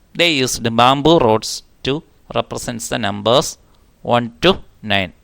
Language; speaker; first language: English; non-native, local second language; Malayalam